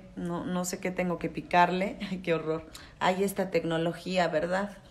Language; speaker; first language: Spanish; native; Spanish